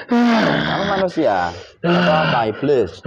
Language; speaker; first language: Indonesian; native; Indonesian